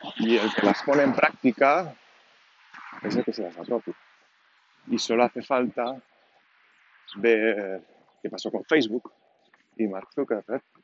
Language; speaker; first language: Spanish; non-native, local second language; Catalan